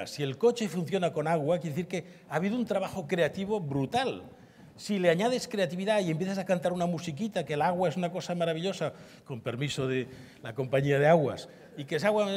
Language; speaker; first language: Spanish; native; Spanish